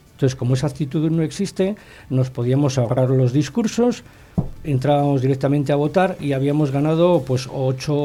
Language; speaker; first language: Spanish; native; Spanish